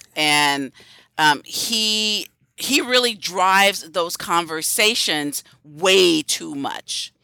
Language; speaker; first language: English; native; English